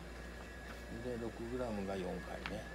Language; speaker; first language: Japanese; native; Japanese